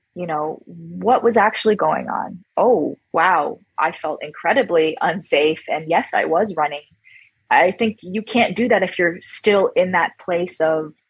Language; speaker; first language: English; native; English